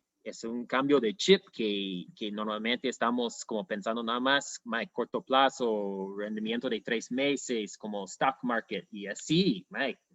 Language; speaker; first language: Spanish; non-native, fluent; English